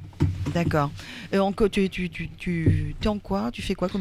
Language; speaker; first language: French; native; French